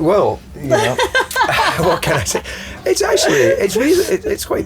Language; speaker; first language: English; native; English